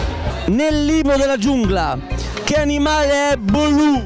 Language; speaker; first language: Italian; native; Italian